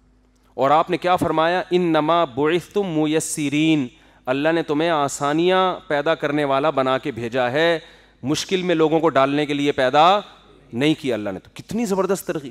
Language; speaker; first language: Urdu; native; Urdu